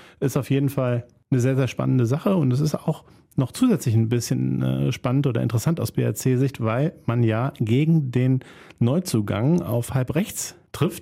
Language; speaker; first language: German; native; German